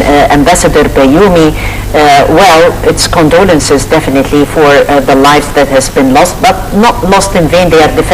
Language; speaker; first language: English; non-native, fluent; Arabic